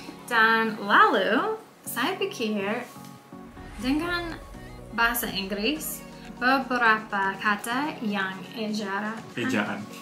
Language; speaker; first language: Indonesian; non-native, learner; English